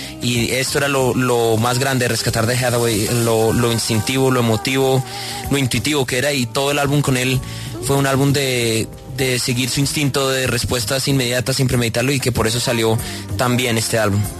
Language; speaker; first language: Spanish; native; Spanish